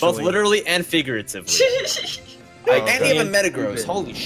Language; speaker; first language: English; native; English